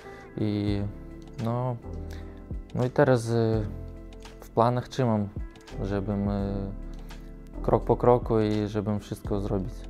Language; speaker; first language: Polish; non-native, learner; Russian